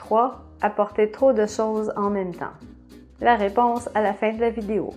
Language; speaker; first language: French; native; French